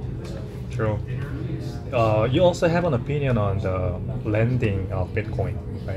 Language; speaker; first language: English; non-native, fluent; Korean